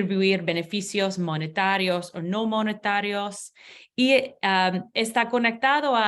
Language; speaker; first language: Spanish; non-native, learner; English